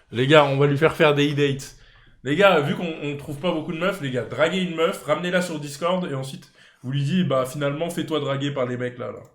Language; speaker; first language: French; native; French